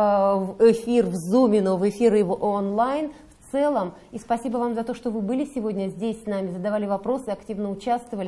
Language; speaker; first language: Russian; native; Russian